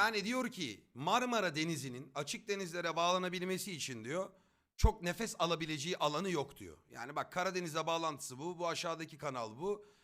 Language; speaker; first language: Turkish; native; Turkish